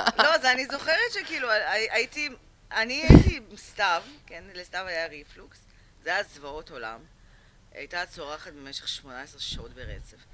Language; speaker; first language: Hebrew; early bilingual, other home language; Russian